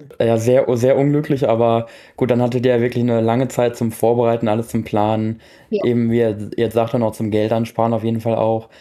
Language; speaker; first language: German; native; German